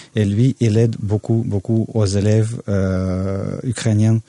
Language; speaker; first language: French; non-native, fluent; Russian